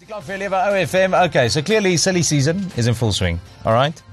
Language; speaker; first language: English; non-native, local second language; Afrikaans